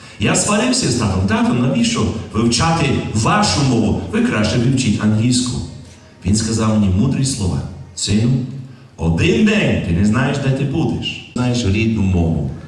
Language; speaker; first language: Ukrainian; early bilingual, heritage; Ukrainian